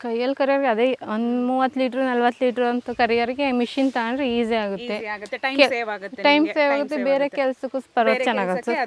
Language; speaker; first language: Kannada; native; Kannada